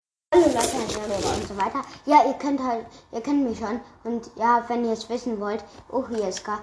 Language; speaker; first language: German; native; German